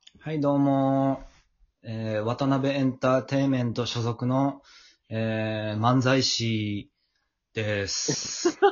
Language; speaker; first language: Japanese; native; Japanese